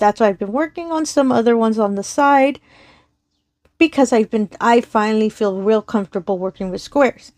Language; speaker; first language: English; native; English